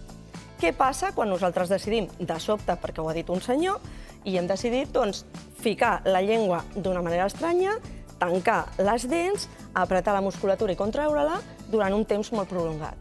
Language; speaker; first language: Catalan; native; Catalan